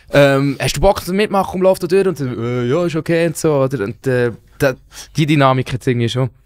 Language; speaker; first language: German; native; German